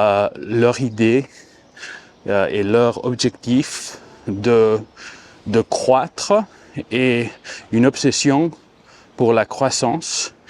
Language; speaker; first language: French; non-native, fluent; Spanish